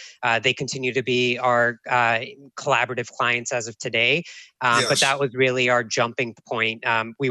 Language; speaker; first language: English; native; English